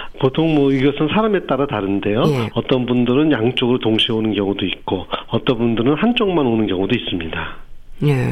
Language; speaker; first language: Korean; native; Korean